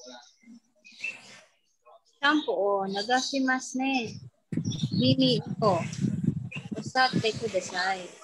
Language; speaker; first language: Japanese; non-native, learner; Filipino